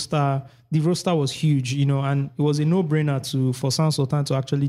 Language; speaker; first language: English; non-native, local second language; Yoruba